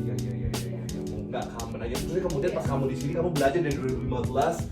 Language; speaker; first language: Indonesian; native; Indonesian